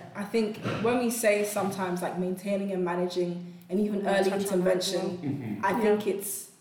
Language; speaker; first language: English; non-native, local second language; Akan